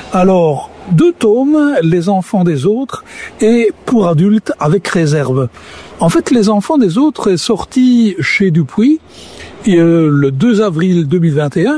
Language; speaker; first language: French; native; French